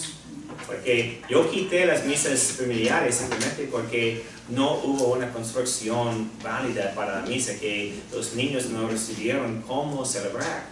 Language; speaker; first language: Spanish; non-native, fluent; English